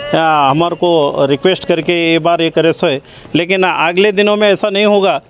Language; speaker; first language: Hindi; non-native, local second language; Kannada